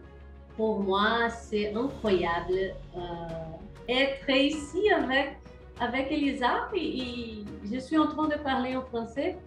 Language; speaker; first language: French; non-native, learner; Portuguese